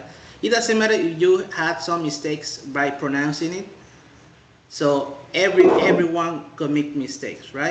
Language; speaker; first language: English; non-native, fluent; Spanish